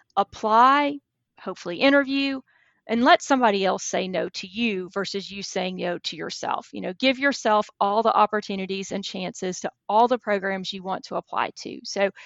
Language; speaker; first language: English; native; English